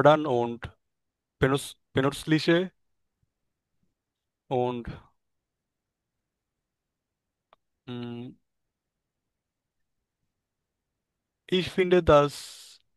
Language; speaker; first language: German; non-native, learner; Bangla